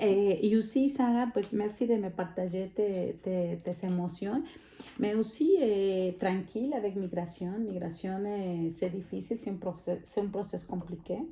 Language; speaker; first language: French; non-native, fluent; Spanish